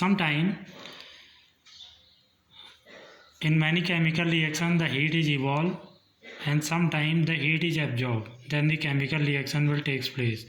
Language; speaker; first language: English; non-native, local second language; Hindi